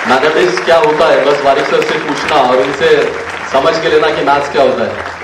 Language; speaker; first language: Hindi; non-native, local second language; Marathi